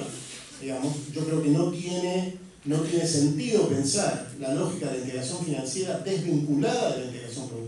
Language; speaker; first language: Spanish; native; Spanish